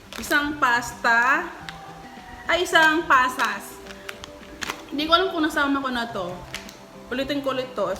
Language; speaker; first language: Filipino; non-native, local second language; Cebuano